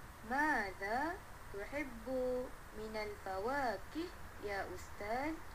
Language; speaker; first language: Arabic; non-native, learner; Malay